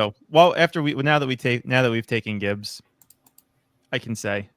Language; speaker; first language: English; native; English